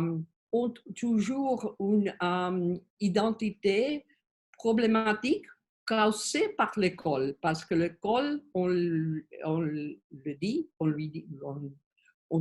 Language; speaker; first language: French; non-native, learner; Spanish